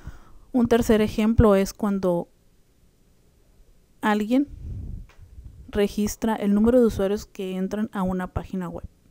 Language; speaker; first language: Spanish; native; Spanish